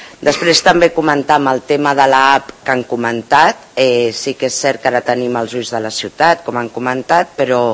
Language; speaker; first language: Catalan; native; Catalan